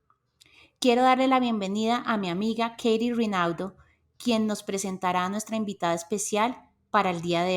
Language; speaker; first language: Spanish; native; Spanish